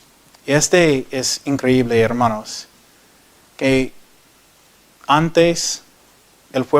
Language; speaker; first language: Spanish; non-native, learner; English